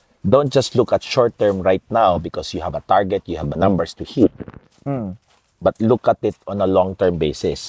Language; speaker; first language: English; non-native, local second language; Filipino